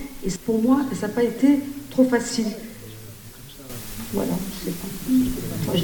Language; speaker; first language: French; native; French